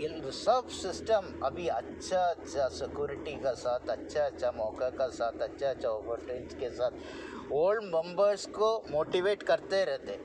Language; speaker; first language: Hindi; non-native, local second language; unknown